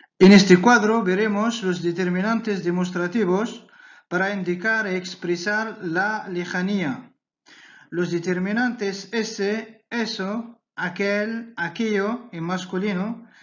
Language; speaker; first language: Spanish; non-native, fluent; Arabic